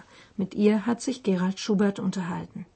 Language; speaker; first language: German; native; German